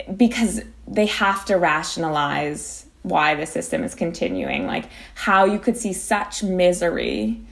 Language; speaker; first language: English; native; English